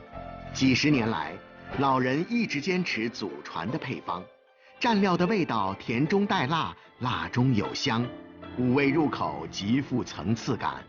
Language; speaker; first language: Chinese; native; Chinese